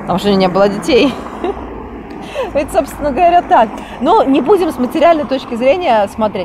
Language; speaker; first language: Russian; native; Russian